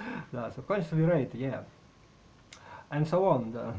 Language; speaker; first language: English; non-native, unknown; Russian